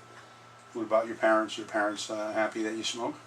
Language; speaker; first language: English; native; English